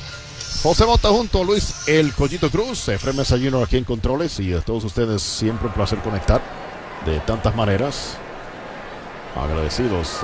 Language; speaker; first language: Spanish; native; Spanish